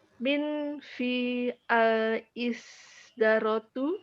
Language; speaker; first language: Arabic; non-native, learner; Indonesian